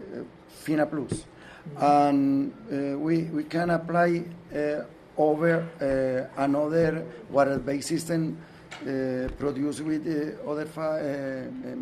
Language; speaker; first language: English; non-native, learner; Spanish